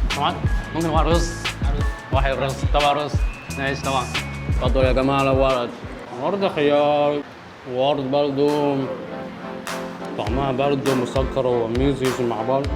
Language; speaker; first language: Arabic; non-native, fluent; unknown